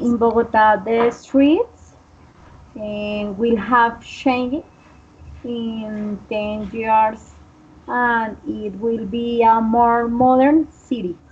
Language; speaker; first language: English; non-native, learner; Spanish